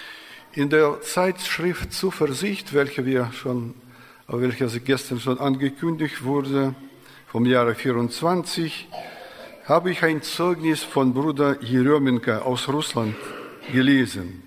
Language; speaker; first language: German; non-native, fluent; Russian